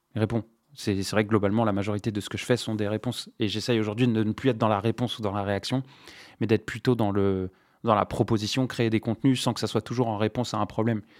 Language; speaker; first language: French; non-native, local second language; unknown